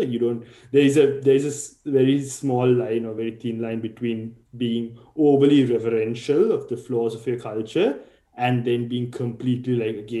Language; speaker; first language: English; non-native, local second language; Sinhala